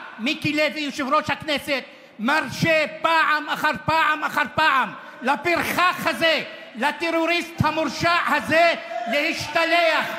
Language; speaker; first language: Hebrew; non-native, local second language; Arabic